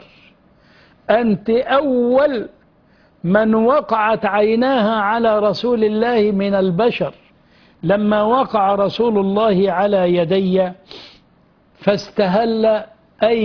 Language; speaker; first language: Arabic; native; Arabic